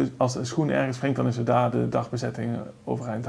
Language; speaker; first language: Dutch; native; Dutch